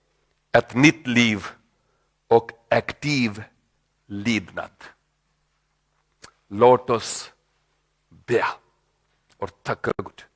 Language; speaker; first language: Swedish; non-native, learner; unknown